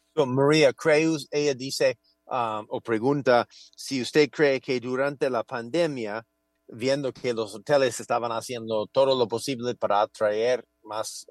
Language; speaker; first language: Spanish; non-native, fluent; English